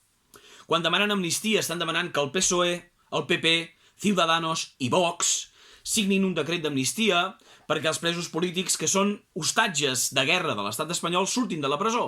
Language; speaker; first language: Catalan; native; Catalan